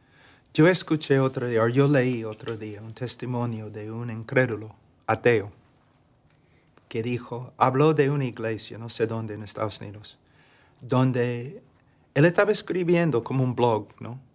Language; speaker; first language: Spanish; non-native, fluent; English